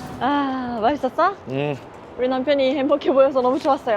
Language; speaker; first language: Korean; non-native, learner; Japanese